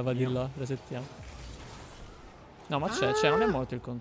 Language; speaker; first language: Italian; native; Italian